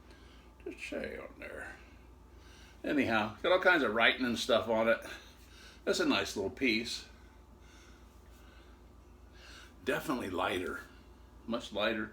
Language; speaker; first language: English; native; English